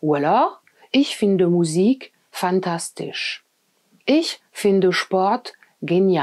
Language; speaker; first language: German; non-native, fluent; French